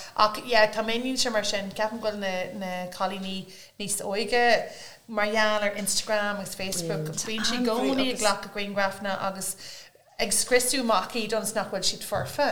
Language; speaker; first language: Irish; non-native, local second language; English